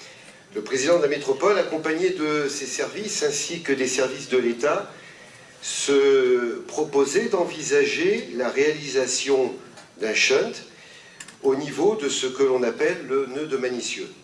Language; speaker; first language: French; native; French